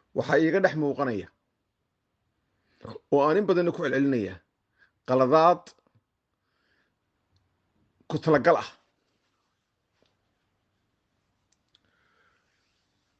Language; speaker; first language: Somali; native; Somali